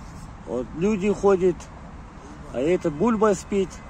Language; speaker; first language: Russian; non-native, learner; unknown